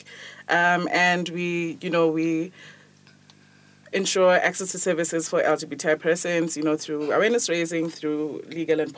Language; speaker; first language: English; non-native, local second language; Tswana